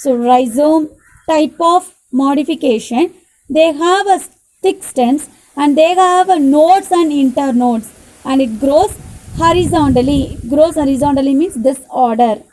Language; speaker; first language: English; non-native, local second language; Tamil